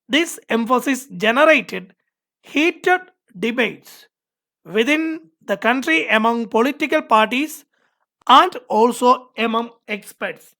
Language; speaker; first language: English; non-native, local second language; Malayalam